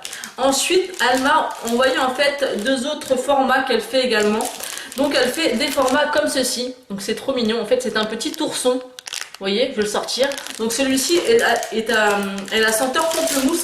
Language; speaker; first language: French; native; French